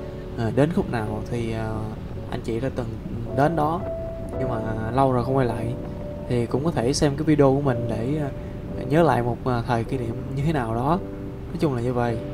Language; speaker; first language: Vietnamese; native; Vietnamese